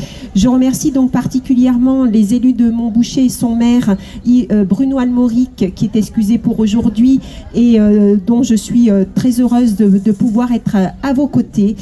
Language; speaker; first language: French; native; French